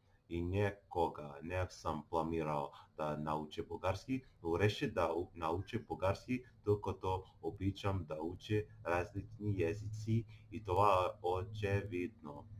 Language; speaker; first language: Bulgarian; non-native, learner; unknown